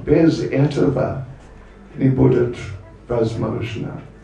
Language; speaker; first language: Russian; non-native, learner; English